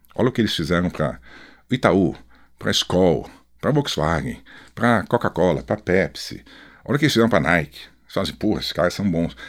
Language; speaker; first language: Portuguese; native; Portuguese